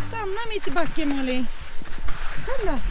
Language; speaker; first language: Swedish; native; Swedish